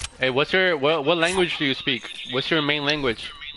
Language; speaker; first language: English; non-native, fluent; Spanish